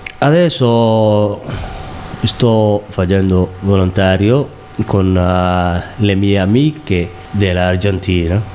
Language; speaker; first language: Italian; non-native, learner; Somali